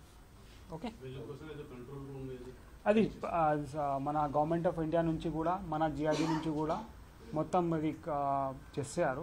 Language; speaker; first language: Telugu; non-native, local second language; Urdu